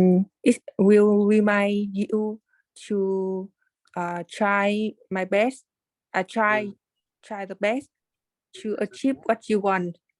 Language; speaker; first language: English; non-native, learner; Vietnamese